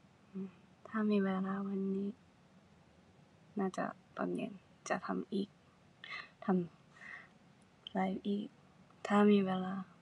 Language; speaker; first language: Thai; non-native, learner; Japanese